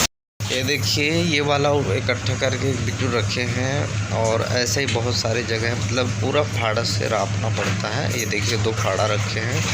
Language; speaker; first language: Hindi; non-native, local second language; Chhattisgarhi